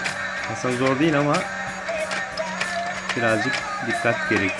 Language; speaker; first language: Turkish; native; Turkish